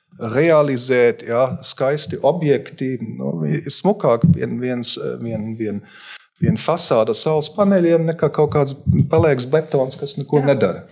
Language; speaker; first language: Latvian; non-native, local second language; Russian